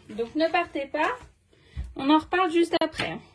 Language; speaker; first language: French; native; French